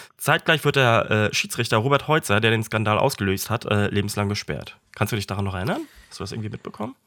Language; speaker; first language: German; native; German